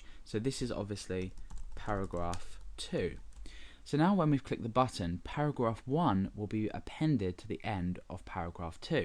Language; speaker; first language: English; native; English